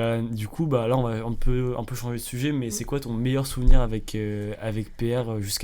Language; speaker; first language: French; native; French